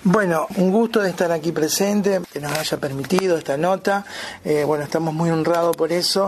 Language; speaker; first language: Spanish; native; Spanish